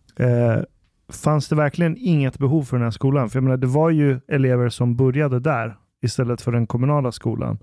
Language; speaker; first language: Swedish; early bilingual, other home language; Persian